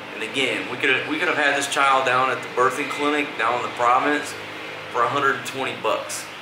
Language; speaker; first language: English; native; English